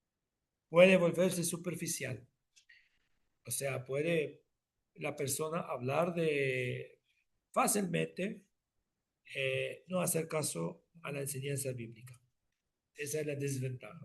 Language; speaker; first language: Spanish; non-native, fluent; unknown